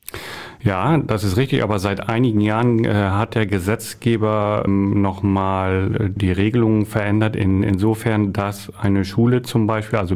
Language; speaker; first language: German; native; German